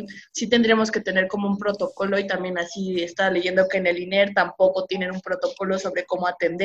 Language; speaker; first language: Spanish; native; Spanish